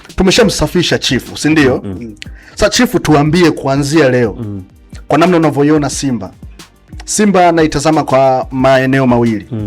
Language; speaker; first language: Swahili; native; Swahili